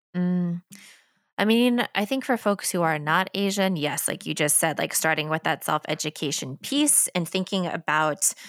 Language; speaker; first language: English; native; English